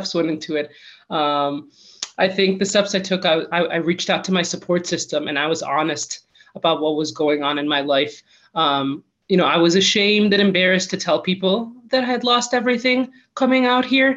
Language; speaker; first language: English; native; English